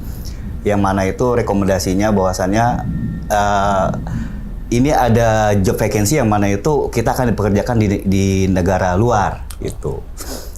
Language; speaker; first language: Indonesian; native; Indonesian